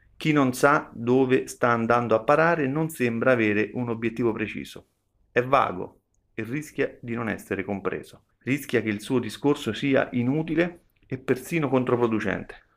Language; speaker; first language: Italian; native; Italian